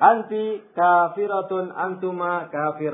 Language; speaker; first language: Arabic; non-native, learner; Indonesian